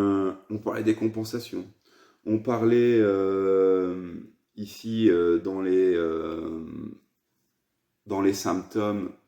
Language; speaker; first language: French; native; French